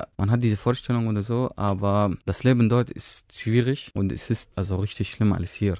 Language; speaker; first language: German; non-native, fluent; Arabic